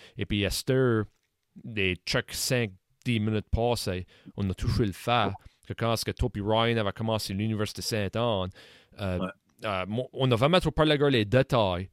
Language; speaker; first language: French; native; French